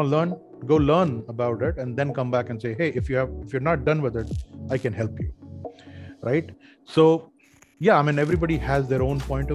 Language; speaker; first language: English; non-native, local second language; Hindi